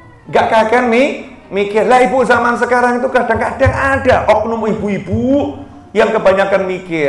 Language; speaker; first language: Indonesian; native; Indonesian